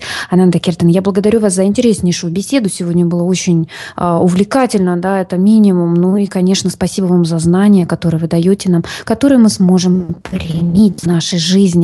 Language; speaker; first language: Russian; native; Russian